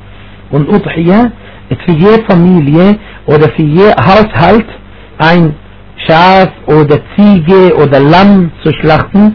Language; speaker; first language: German; non-native, fluent; Arabic